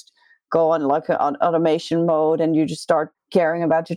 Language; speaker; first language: English; non-native, fluent; Dutch